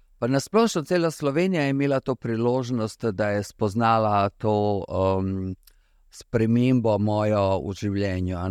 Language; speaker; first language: Slovenian; early bilingual, other home language; Serbian